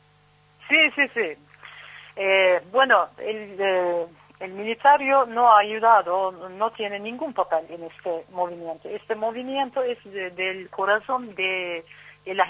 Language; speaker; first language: Spanish; non-native, learner; Turkish